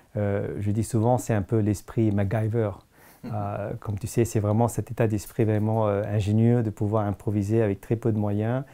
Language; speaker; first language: French; non-native, fluent; Tamil